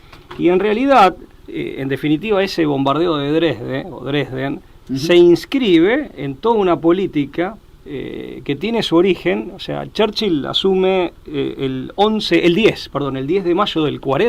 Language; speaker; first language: Spanish; native; Spanish